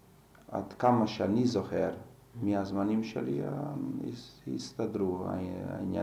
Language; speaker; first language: Hebrew; non-native, fluent; Slovak